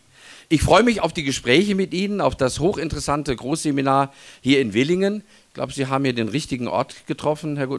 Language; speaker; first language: German; native; German